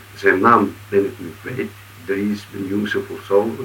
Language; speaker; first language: Dutch; non-native, fluent; Arabic